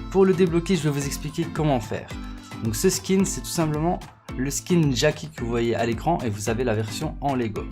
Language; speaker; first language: French; native; French